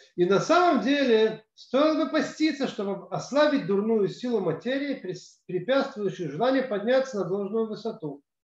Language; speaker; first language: Russian; native; Russian